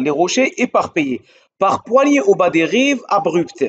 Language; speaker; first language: French; non-native, local second language; Arabic